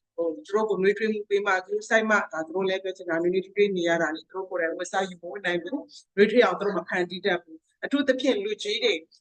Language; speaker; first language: Burmese; native; Burmese